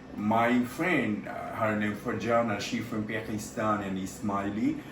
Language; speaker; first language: English; non-native, local second language; Bangla